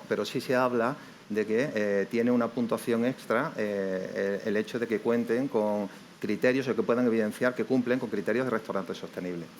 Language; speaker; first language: Spanish; native; Spanish